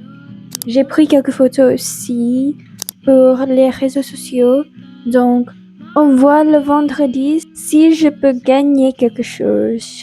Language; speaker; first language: French; non-native, learner; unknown